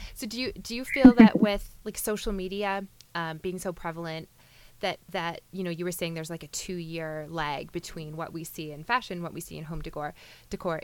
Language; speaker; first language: English; native; English